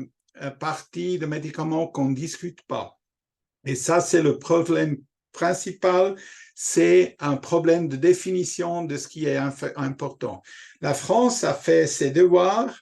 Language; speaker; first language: French; non-native, local second language; German